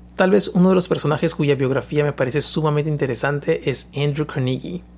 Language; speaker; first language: Spanish; native; Spanish